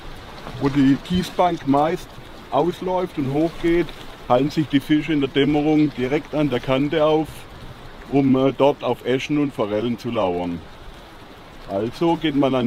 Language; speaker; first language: German; native; German